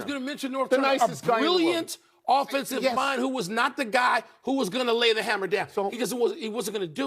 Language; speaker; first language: English; native; English